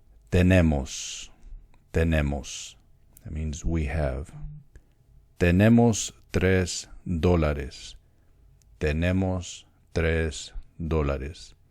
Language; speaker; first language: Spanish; early bilingual, heritage; Spanish